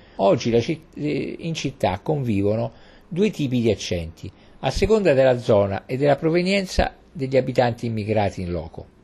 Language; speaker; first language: Italian; native; Italian